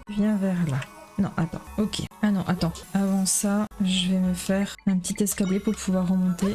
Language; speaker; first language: French; native; French